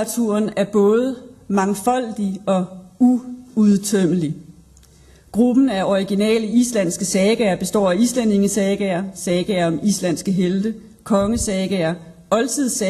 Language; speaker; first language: Danish; native; Danish